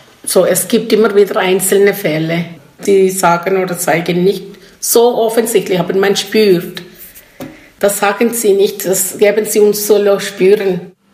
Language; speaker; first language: German; non-native, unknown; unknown